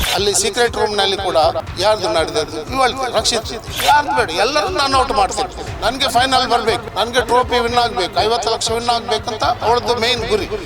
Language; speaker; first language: Kannada; non-native, local second language; Tulu